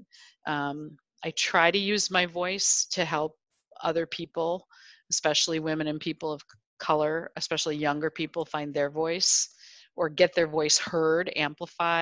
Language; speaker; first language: English; native; English